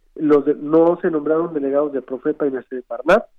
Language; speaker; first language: Spanish; native; Spanish